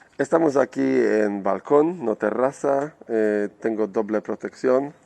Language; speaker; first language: Spanish; non-native, fluent; Polish